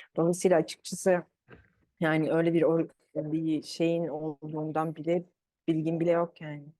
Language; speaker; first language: Turkish; early bilingual, other home language; Arabic